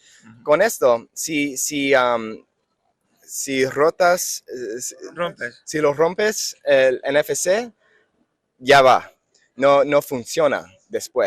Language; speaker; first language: Spanish; non-native, learner; English